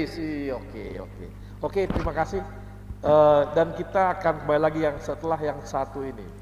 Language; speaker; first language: Indonesian; native; Indonesian